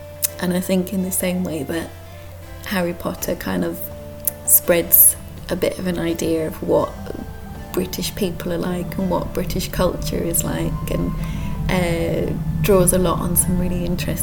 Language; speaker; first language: English; native; English